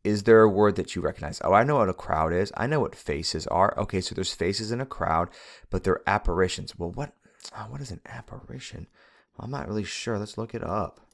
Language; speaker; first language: English; native; English